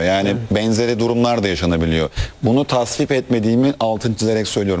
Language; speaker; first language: Turkish; native; Turkish